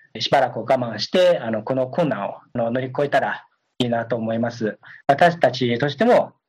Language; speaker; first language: Japanese; non-native, fluent; Chinese